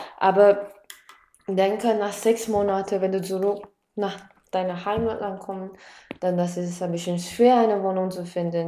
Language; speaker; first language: German; non-native, learner; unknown